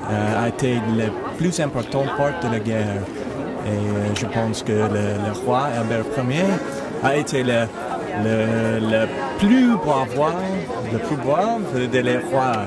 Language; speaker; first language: French; non-native, learner; English